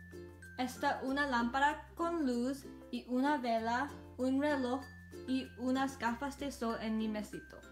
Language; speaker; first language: Spanish; non-native, learner; English